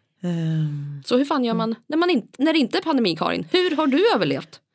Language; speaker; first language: Swedish; native; Swedish